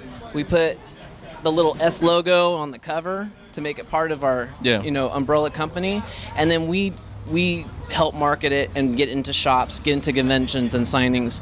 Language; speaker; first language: English; native; English